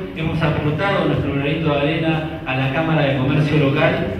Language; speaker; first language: Spanish; native; Spanish